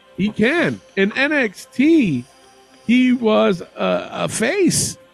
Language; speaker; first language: English; native; English